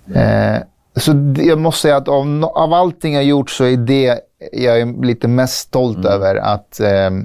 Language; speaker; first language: Swedish; early bilingual, other home language; Persian